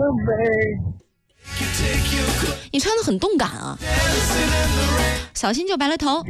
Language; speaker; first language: Chinese; native; Chinese